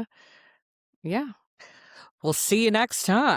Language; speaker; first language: English; native; English